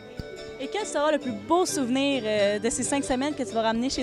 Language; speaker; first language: French; native; French